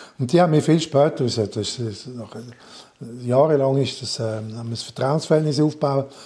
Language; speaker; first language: German; non-native, local second language; French